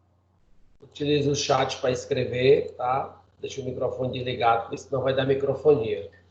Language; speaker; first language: Portuguese; native; Portuguese